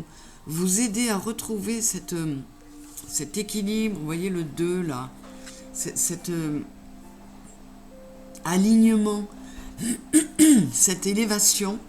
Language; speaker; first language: French; native; French